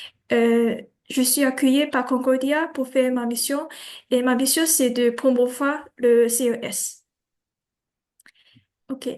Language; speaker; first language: French; non-native, learner; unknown